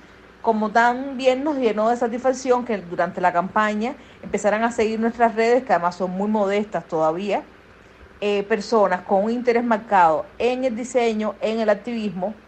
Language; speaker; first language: Spanish; native; Spanish